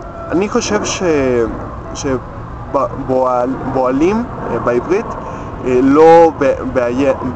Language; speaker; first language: Hebrew; non-native, learner; Spanish